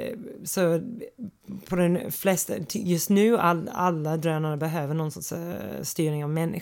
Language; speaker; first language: Swedish; non-native, fluent; English